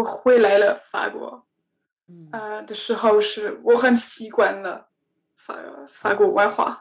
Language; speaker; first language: Chinese; non-native, learner; French